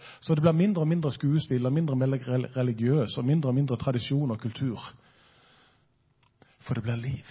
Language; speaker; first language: Norwegian; native; Norwegian